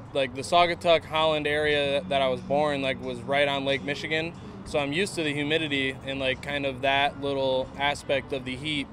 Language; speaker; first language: English; native; English